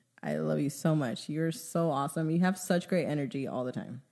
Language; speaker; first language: English; early bilingual, other home language; Spanish